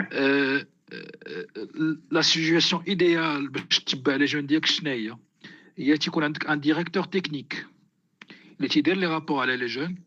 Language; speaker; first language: French; non-native, local second language; Arabic